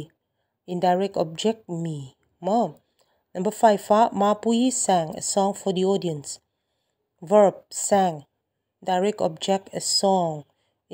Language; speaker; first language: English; non-native, local second language; Mizo